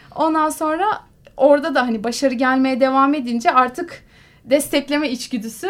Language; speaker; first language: Turkish; native; Turkish